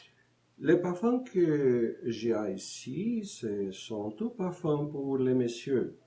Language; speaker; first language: French; non-native, learner; Portuguese